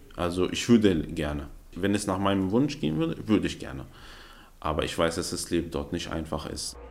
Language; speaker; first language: German; early bilingual, other home language; Arabic